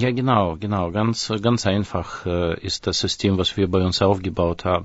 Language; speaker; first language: German; non-native, fluent; Russian